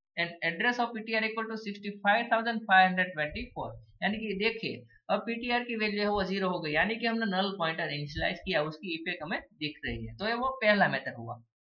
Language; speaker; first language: Hindi; non-native, local second language; Gujarati